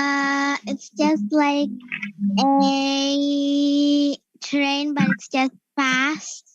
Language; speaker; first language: English; non-native, learner; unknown